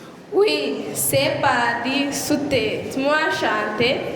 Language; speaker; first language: French; non-native, learner; Kinyarwanda